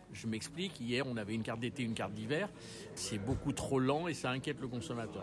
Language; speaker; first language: French; native; French